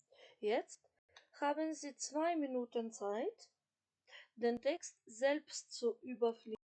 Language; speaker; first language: German; non-native, fluent; Macedonian